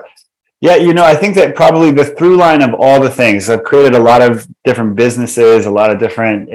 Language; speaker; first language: English; native; English